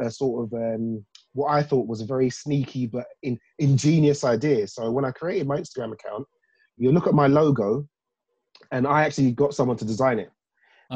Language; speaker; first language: English; native; English